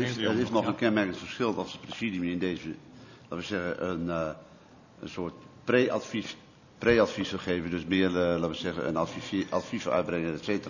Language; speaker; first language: Dutch; native; Dutch